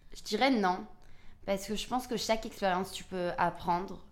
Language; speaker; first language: French; native; French